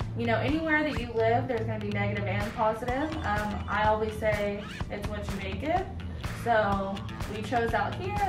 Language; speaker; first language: English; native; English